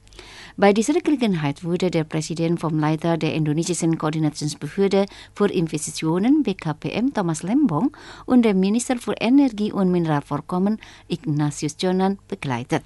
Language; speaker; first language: German; non-native, fluent; Indonesian